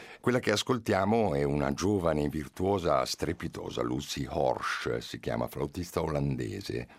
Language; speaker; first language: Italian; native; Italian